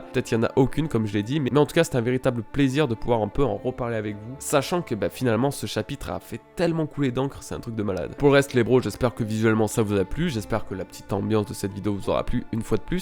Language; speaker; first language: French; native; French